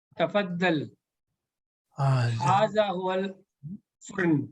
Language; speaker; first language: Arabic; non-native, learner; Urdu